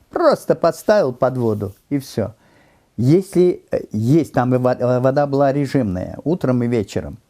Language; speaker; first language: Russian; non-native, local second language; Turkmen